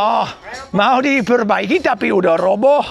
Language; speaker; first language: Indonesian; non-native, fluent; English